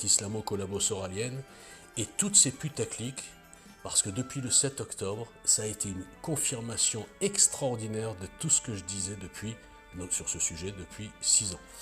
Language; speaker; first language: French; native; French